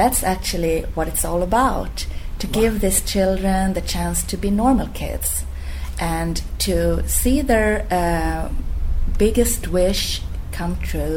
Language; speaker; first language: English; non-native, fluent; Swedish